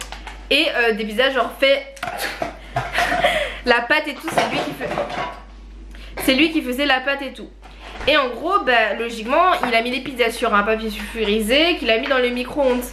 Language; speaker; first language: French; native; French